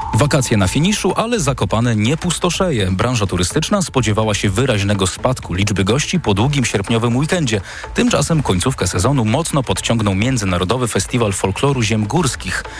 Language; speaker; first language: Polish; native; Polish